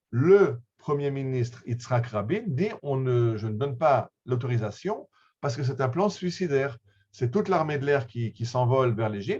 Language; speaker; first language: French; native; French